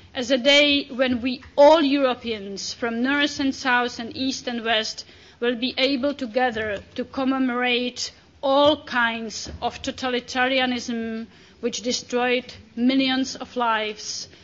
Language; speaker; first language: English; non-native, fluent; Czech